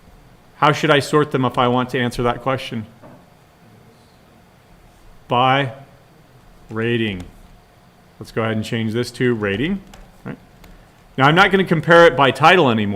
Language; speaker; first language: English; native; English